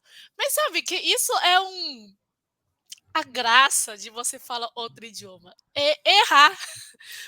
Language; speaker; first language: Portuguese; non-native, fluent; Chinese